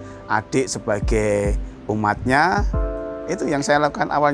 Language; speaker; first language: Indonesian; non-native, local second language; Javanese